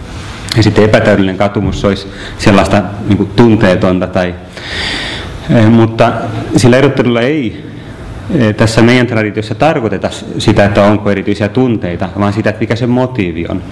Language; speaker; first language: Finnish; native; Finnish